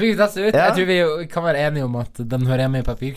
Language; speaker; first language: Norwegian; native; Norwegian